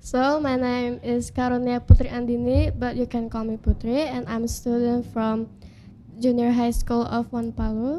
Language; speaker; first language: English; non-native, learner; Indonesian